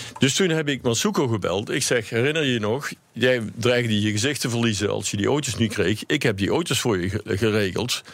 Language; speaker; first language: Dutch; native; Dutch